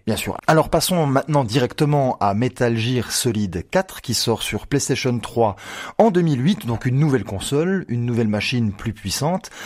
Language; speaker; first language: French; native; French